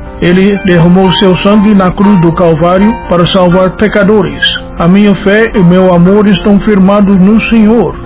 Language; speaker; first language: Portuguese; non-native, fluent; English